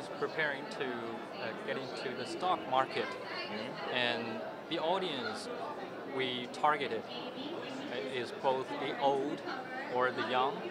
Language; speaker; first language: English; non-native, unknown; Chinese